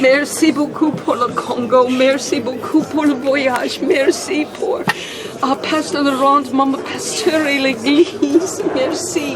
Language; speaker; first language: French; non-native, learner; English